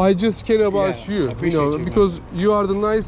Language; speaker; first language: English; non-native, learner; Turkish